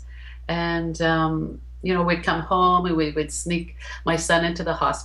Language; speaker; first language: English; native; English